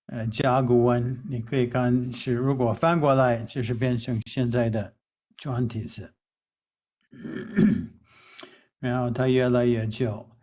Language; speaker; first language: Chinese; non-native, fluent; English